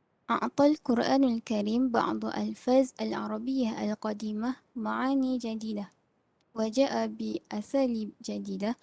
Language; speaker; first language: Arabic; non-native, learner; Malay